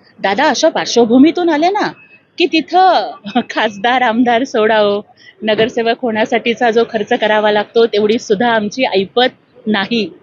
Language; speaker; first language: Marathi; non-native, local second language; Telugu